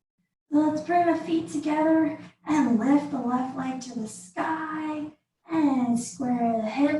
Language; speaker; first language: English; native; English